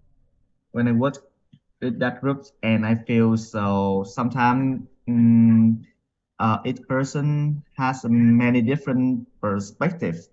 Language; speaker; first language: English; non-native, learner; Vietnamese